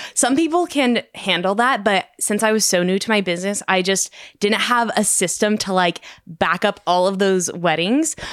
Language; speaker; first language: English; native; English